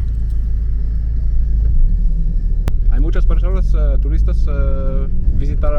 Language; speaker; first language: Spanish; non-native, learner; English